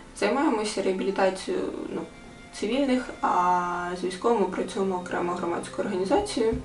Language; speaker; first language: Ukrainian; native; Ukrainian